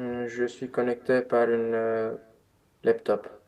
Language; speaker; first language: French; non-native, learner; Romanian